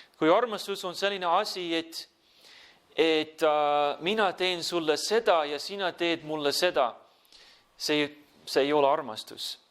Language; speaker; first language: Estonian; non-native, fluent; English